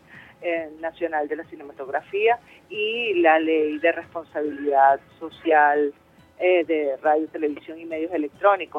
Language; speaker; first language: Spanish; native; Spanish